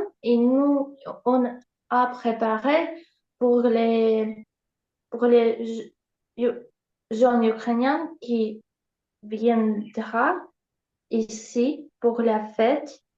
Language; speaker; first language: French; non-native, learner; Ukrainian